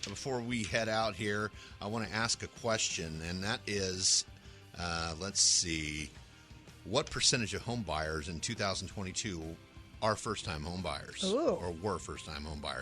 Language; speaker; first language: English; native; English